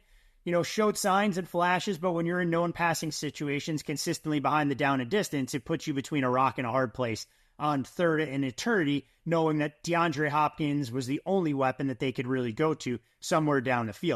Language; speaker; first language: English; native; English